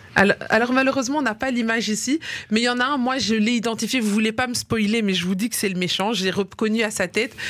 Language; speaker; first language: French; early bilingual, other home language; Lingala